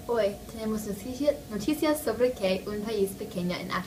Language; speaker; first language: Spanish; non-native, learner; English